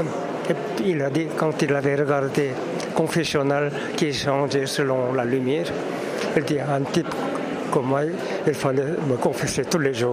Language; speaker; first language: French; non-native, fluent; Korean